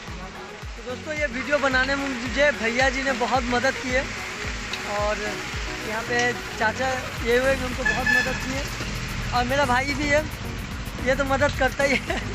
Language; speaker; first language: Hindi; non-native, local second language; Bangla